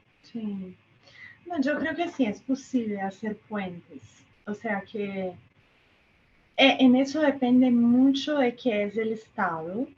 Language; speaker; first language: Spanish; non-native, fluent; Portuguese